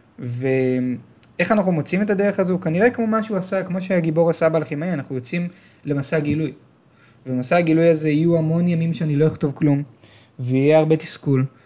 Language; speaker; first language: Hebrew; native; Hebrew